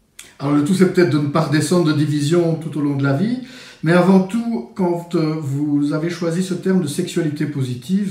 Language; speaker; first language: French; native; French